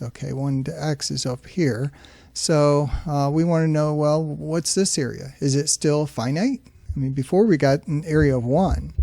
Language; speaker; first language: English; native; English